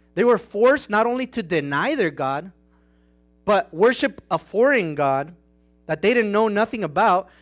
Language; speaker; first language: English; non-native, fluent; Spanish